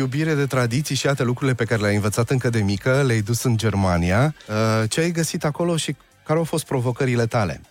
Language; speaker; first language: Romanian; native; Romanian